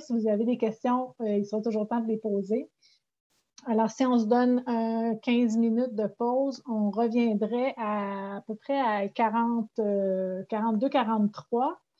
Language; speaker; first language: French; native; French